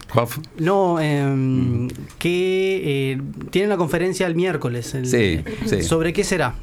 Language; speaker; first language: Spanish; native; Spanish